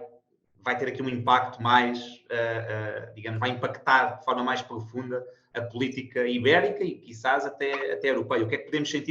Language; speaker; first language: Portuguese; native; Portuguese